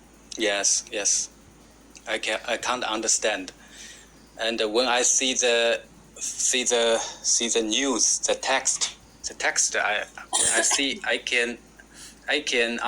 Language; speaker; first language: English; non-native, learner; Chinese